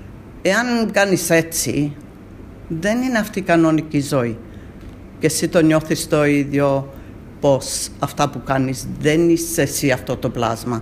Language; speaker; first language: Greek; early bilingual, heritage; Greek